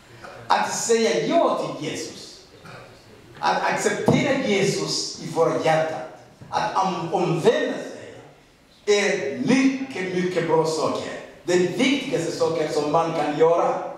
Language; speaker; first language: Swedish; non-native, learner; Rundi